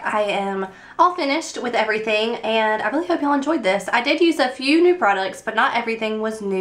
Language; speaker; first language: English; native; English